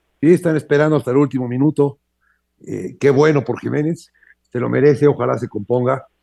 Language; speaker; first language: Spanish; native; Spanish